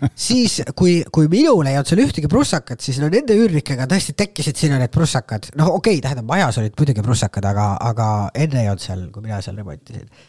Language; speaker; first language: Estonian; native; Estonian